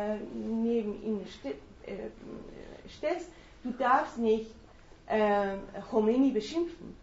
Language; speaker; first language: German; non-native, fluent; Persian